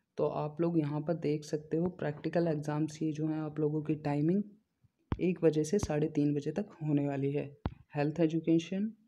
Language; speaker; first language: Hindi; native; Hindi